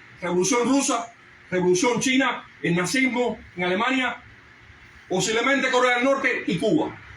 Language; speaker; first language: Spanish; early bilingual, heritage; Spanish